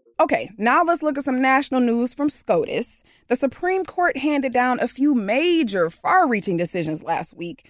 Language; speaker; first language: English; native; English